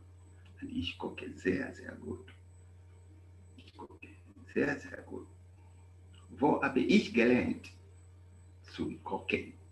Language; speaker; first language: German; non-native, fluent; English